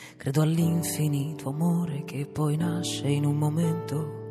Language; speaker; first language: Italian; native; Italian